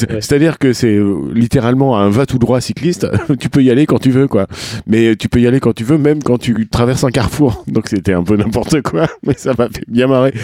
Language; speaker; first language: French; native; French